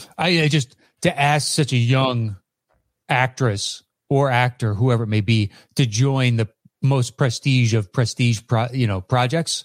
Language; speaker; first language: English; native; English